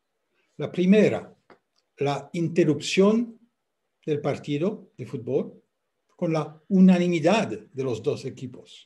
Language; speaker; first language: Spanish; non-native, fluent; French